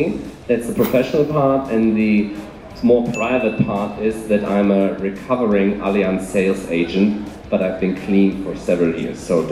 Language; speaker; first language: English; non-native, fluent; German